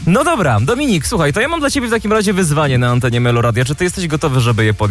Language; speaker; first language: Polish; native; Polish